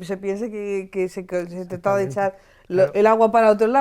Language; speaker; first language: Spanish; native; Spanish